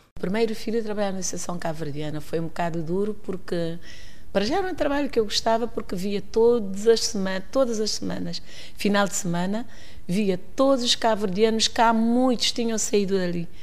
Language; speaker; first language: Portuguese; non-native, local second language; Kabuverdianu